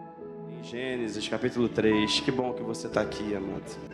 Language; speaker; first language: Portuguese; native; Portuguese